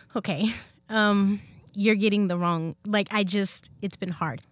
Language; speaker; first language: English; native; English